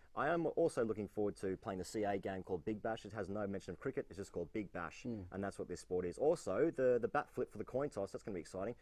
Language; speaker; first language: English; native; English